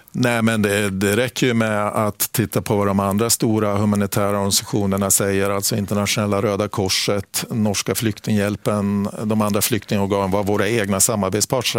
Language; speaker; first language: Swedish; native; Swedish